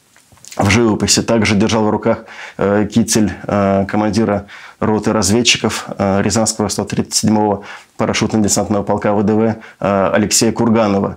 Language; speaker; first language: Russian; native; Russian